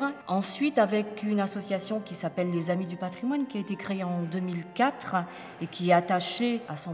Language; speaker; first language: French; native; French